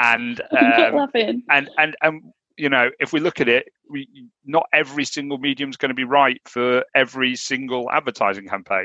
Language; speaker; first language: English; native; English